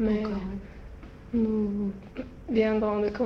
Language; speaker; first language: French; non-native, learner; Swedish